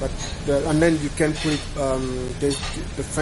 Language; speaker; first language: English; non-native, fluent; French